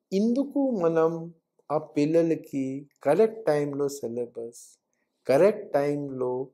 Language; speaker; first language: Telugu; non-native, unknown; Hindi